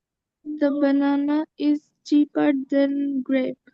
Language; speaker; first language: English; non-native, learner; Bangla